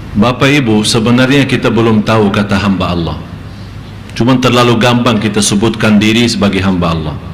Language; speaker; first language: Malay; non-native, fluent; Arabic